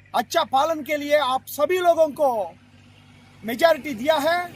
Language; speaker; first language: Hindi; non-native, local second language; Telugu